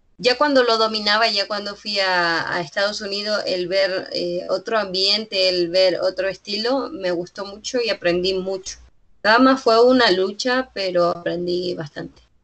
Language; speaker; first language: Spanish; native; Spanish